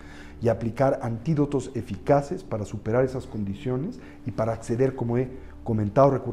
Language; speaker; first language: Spanish; native; Spanish